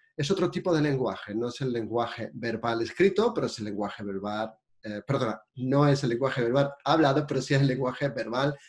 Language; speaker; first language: Spanish; native; Spanish